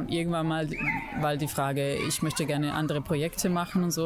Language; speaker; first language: German; non-native, fluent; Italian